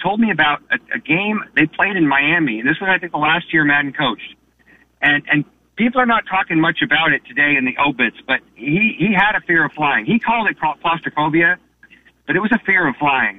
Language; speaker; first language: English; native; English